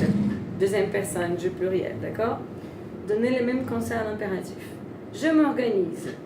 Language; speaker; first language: French; non-native, fluent; Portuguese